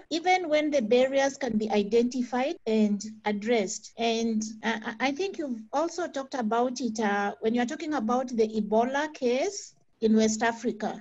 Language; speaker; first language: English; non-native, fluent; Spanish